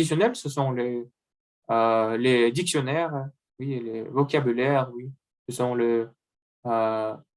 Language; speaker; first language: French; non-native, learner; Russian